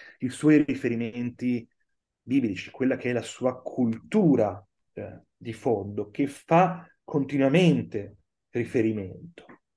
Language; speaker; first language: Italian; native; Italian